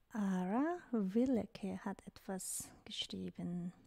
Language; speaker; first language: German; non-native, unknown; Korean